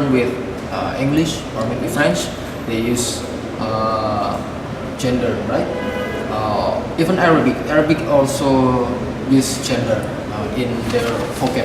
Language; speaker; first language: English; non-native, fluent; Indonesian